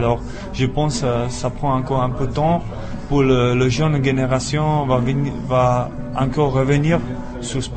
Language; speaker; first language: French; non-native, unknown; Czech